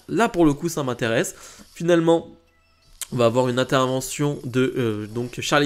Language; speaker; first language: French; native; French